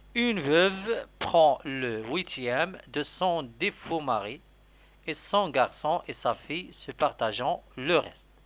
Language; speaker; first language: French; non-native, local second language; Arabic